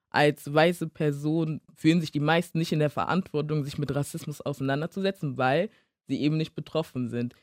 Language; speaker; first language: German; early bilingual, other home language; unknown